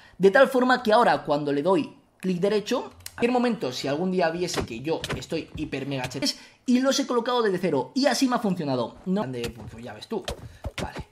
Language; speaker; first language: Spanish; native; Spanish